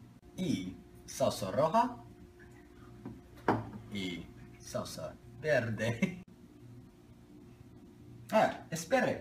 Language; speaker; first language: Spanish; non-native, learner; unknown